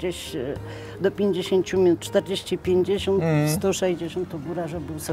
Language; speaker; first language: Polish; native; Polish